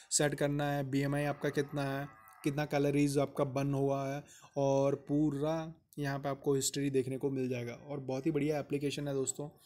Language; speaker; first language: Hindi; native; Hindi